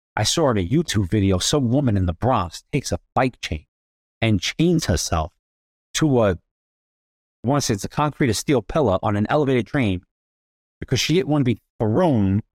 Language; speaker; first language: English; native; English